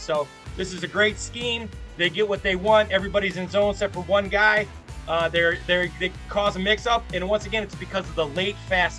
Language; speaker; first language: English; native; English